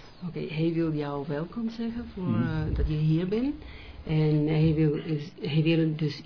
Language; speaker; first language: Dutch; non-native, learner; Spanish